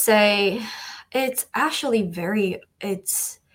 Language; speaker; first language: English; non-native, fluent; Chinese